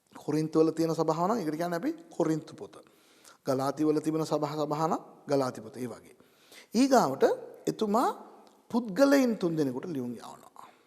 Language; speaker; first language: Sinhala; non-native, local second language; Tamil